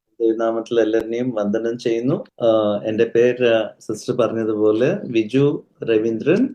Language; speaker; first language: Malayalam; early bilingual, heritage; Malayalam